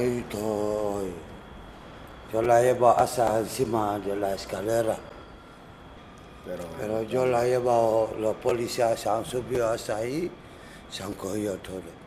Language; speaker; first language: Spanish; non-native, learner; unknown